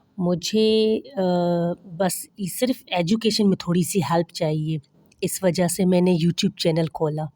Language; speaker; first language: Urdu; non-native, local second language; Pahari-Potwari